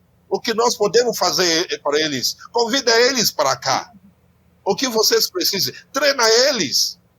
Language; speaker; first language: Portuguese; non-native, learner; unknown